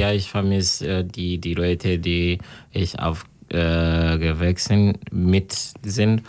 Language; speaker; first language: German; non-native, learner; Kinyarwanda